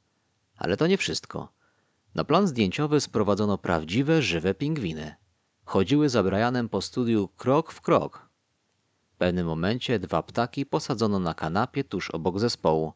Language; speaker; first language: Polish; native; Polish